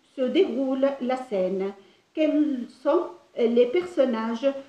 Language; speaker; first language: French; non-native, local second language; Arabic